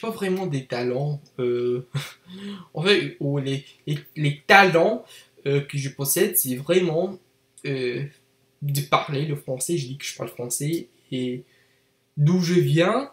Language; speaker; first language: French; non-native, learner; English